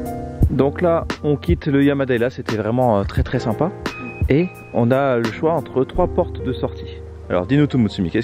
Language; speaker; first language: French; native; French